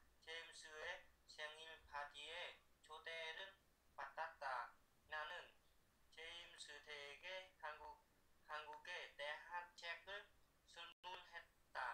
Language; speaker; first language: Korean; non-native, learner; Vietnamese